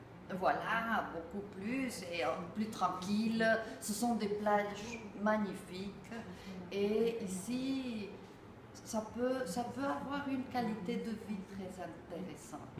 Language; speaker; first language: French; non-native, fluent; Spanish